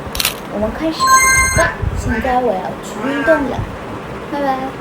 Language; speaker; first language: Chinese; non-native, learner; Hindi